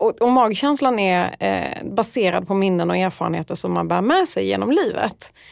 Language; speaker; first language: Swedish; early bilingual, other home language; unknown